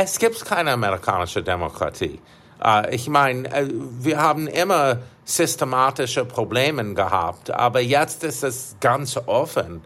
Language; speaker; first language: German; non-native, fluent; English